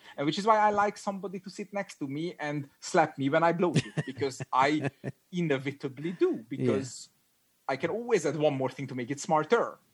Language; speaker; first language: English; non-native, fluent; Hungarian